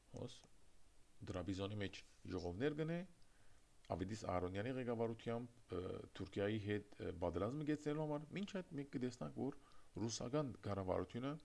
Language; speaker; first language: Armenian; early bilingual, heritage; Armenian